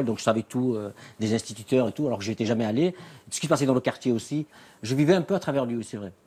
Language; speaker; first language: French; native; French